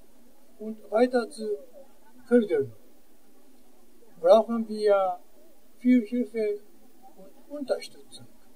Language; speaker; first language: German; non-native, fluent; Japanese